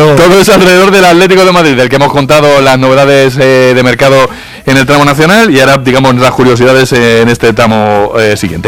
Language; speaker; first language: Spanish; native; Spanish